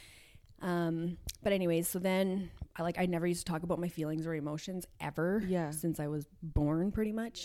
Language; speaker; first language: English; native; English